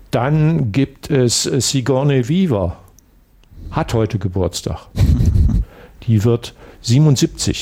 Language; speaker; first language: German; native; German